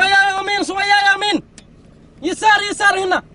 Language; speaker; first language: Arabic; non-native, learner; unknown